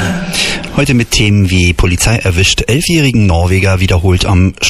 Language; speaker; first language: German; native; German